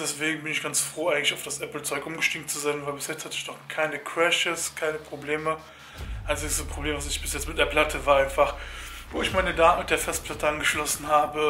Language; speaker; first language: German; native; German